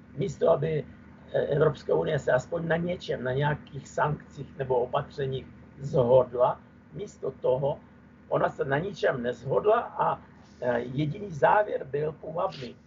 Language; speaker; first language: Czech; non-native, fluent; Russian